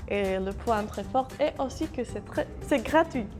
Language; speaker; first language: French; non-native, fluent; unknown